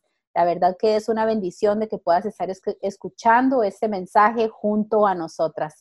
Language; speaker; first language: Spanish; native; Spanish